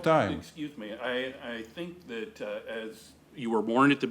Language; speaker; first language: English; non-native, learner; German